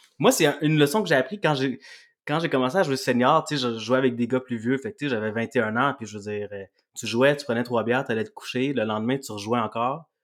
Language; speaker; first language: French; native; French